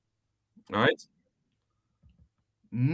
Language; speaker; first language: French; non-native, fluent; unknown